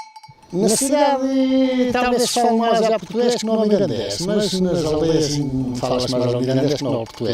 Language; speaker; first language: Portuguese; non-native, local second language; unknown